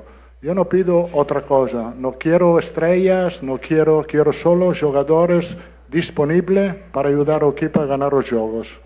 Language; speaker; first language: Portuguese; non-native, learner; Italian